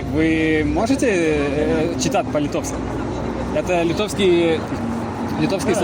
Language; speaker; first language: Russian; non-native, learner; Lithuanian